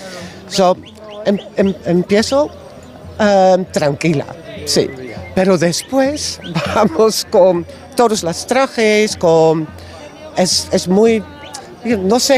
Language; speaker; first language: Spanish; non-native, learner; Dutch